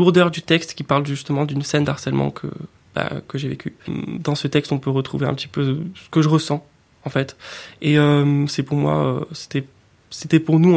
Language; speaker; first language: French; native; French